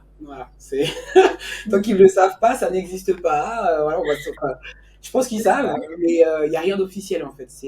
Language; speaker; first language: French; native; French